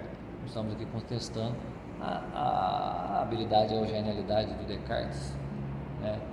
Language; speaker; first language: Portuguese; native; Portuguese